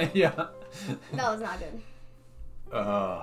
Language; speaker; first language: English; native; English